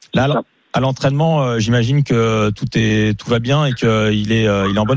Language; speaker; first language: French; native; French